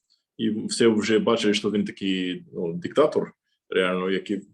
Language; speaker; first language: Ukrainian; non-native, fluent; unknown